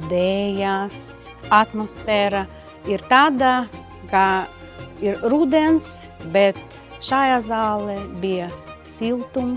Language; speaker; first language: Latvian; non-native, local second language; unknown